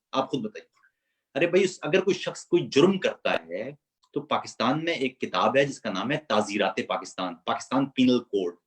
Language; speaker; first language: Urdu; non-native, local second language; Punjabi